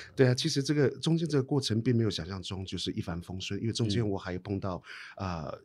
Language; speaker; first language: Chinese; non-native, local second language; Amis